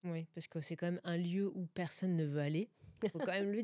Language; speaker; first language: French; native; French